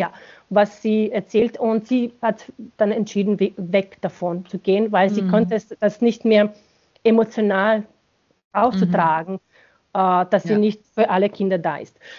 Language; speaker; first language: German; non-native, fluent; Bosnian